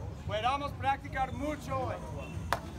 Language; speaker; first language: Spanish; non-native, learner; English